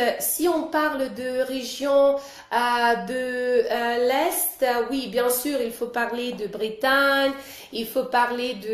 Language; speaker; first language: French; non-native, fluent; Russian